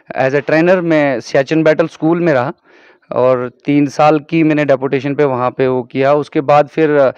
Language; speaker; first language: Hindi; non-native, local second language; Kashmiri